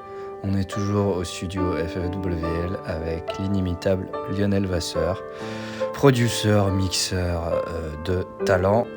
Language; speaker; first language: French; native; French